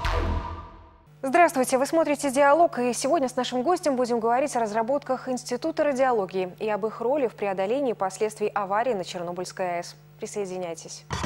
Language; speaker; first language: Russian; native; Russian